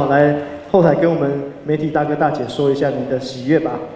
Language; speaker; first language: Chinese; native; Chinese